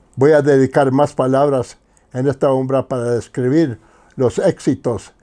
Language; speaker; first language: Spanish; early bilingual, heritage; Spanish